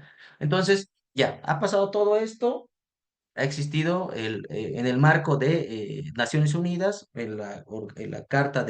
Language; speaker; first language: Spanish; native; Spanish